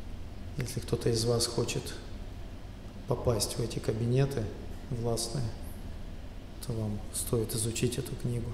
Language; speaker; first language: Russian; native; Russian